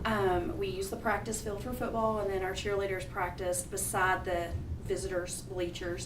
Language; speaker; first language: English; native; English